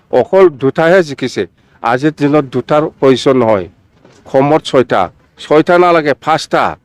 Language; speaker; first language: Assamese; non-native, local second language; Bodo